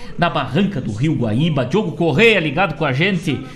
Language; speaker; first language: Portuguese; native; Portuguese